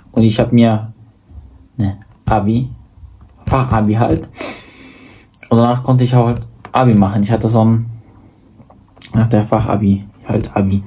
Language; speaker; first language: German; early bilingual, other home language; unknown